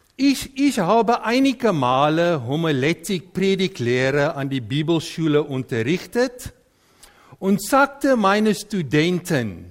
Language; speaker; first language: German; non-native, fluent; Dutch